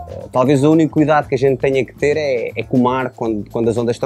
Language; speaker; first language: Portuguese; native; Portuguese